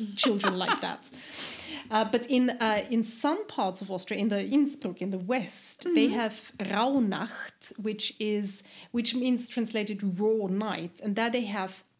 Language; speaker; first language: English; non-native, fluent; German